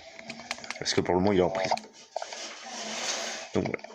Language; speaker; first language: French; native; French